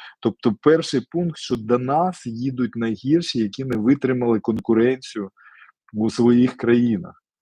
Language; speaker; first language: Ukrainian; non-native, local second language; Russian